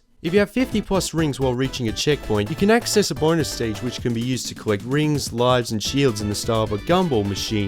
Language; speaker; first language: English; native; English